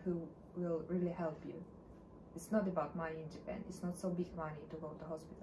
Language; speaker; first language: English; non-native, learner; Russian